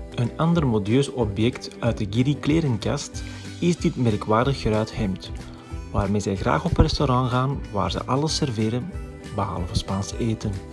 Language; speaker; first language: Dutch; native; Dutch